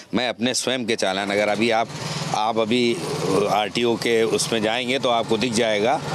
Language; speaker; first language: Hindi; native; Hindi